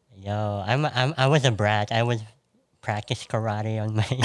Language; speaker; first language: English; non-native, local second language; Filipino